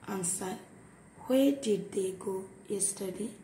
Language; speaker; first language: English; non-native, local second language; Bangla